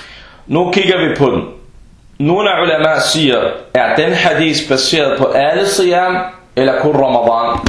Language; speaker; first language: Danish; early bilingual, other home language; Arabic